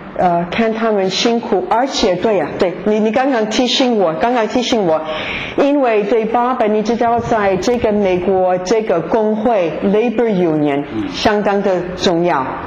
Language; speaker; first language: Chinese; non-native, fluent; English